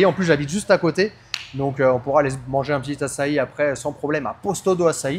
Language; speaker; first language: French; native; French